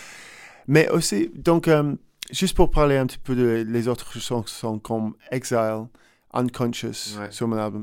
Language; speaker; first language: French; non-native, learner; English